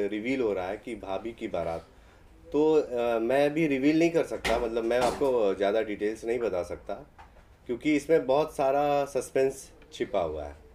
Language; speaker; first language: Hindi; native; Hindi